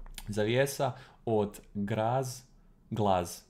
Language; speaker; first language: Russian; non-native, learner; Croatian